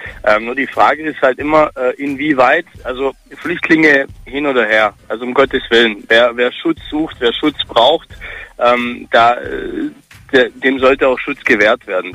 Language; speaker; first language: German; early bilingual, other home language; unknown